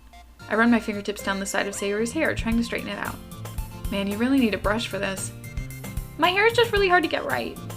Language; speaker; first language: English; native; English